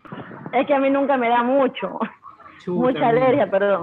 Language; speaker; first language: Spanish; native; Spanish